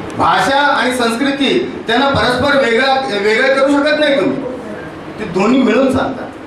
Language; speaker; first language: Marathi; non-native, local second language; Urdu